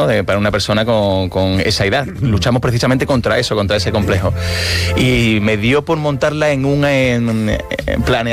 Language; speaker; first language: Spanish; native; Spanish